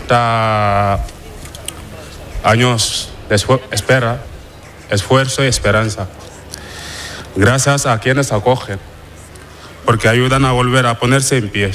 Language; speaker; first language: Spanish; non-native, fluent; Wolof